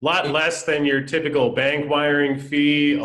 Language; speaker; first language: English; native; English